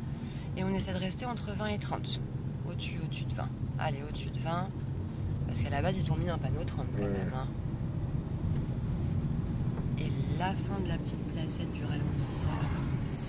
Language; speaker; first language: French; native; French